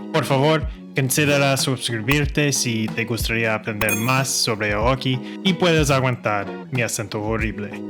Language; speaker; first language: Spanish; non-native, fluent; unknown